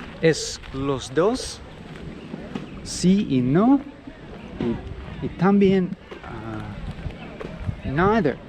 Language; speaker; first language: Spanish; non-native, learner; English